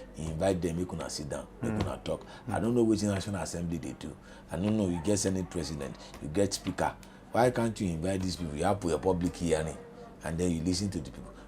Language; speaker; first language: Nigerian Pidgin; non-native, local second language; Yoruba